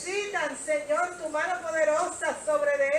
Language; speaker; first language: Spanish; native; Spanish